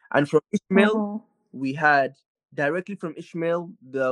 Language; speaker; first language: English; non-native, local second language; Hausa